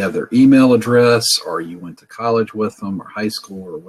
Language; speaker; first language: English; native; English